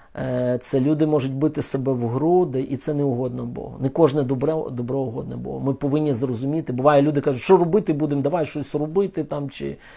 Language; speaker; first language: Ukrainian; non-native, local second language; Russian